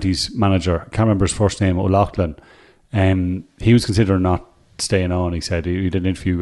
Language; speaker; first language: English; native; English